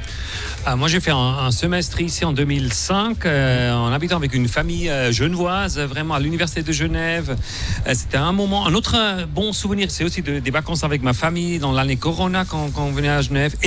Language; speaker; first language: French; non-native, local second language; Swiss German